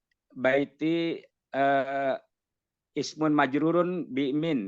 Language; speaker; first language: Arabic; non-native, learner; Indonesian